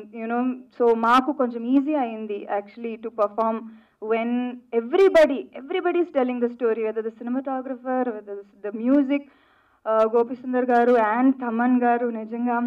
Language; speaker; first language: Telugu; non-native, fluent; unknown